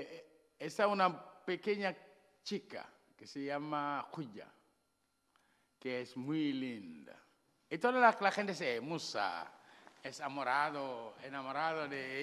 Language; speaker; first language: Spanish; non-native, learner; Wolof